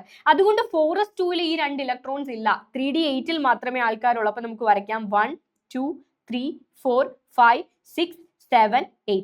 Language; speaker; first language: Malayalam; native; Malayalam